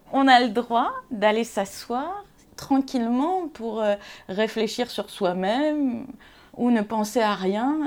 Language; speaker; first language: French; non-native, local second language; Arabic